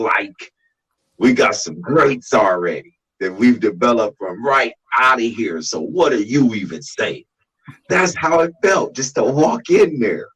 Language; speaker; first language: English; native; English